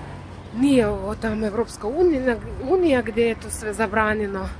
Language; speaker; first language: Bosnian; non-native, learner; Russian